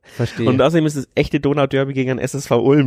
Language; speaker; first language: German; native; German